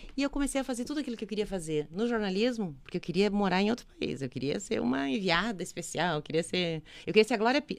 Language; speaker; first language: Portuguese; native; Portuguese